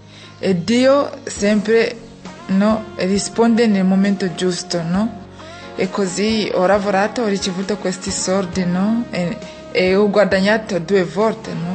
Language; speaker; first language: Italian; non-native, fluent; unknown